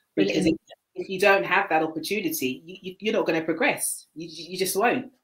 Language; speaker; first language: English; native; English